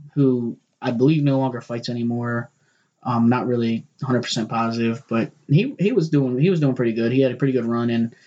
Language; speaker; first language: English; native; English